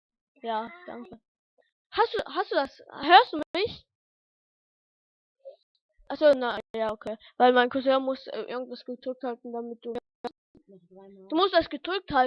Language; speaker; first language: German; early bilingual, other home language; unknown